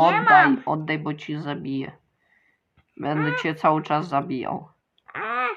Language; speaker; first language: Polish; early bilingual, other home language; Ukrainian